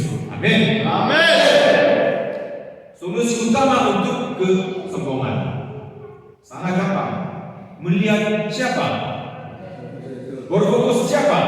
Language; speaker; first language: Indonesian; non-native, fluent; Korean